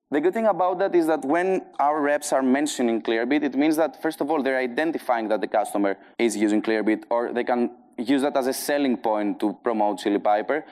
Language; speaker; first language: English; non-native, fluent; Greek